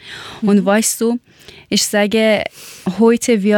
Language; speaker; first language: German; non-native, learner; Persian